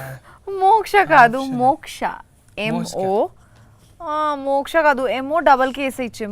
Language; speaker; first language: Telugu; non-native, learner; Bangla